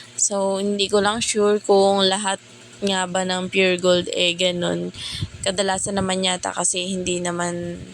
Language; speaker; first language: Filipino; native; Filipino